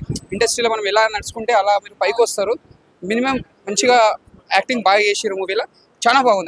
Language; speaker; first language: Telugu; native; Telugu